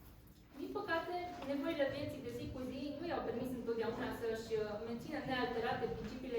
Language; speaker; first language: Romanian; native; Romanian